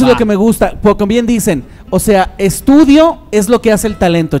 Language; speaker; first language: Spanish; native; Spanish